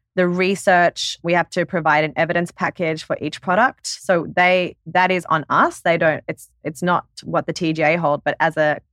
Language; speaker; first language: English; native; English